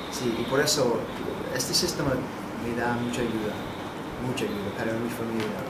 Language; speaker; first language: Spanish; non-native, learner; English